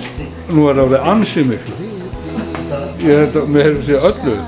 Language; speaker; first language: Icelandic; native; Icelandic